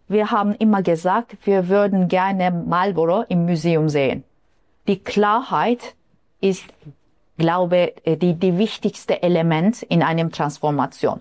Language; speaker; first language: German; non-native, fluent; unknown